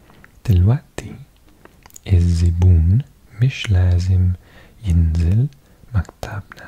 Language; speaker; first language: Arabic; non-native, learner; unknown